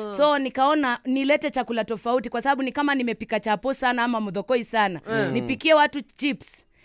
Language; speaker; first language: Swahili; non-native, local second language; Kamba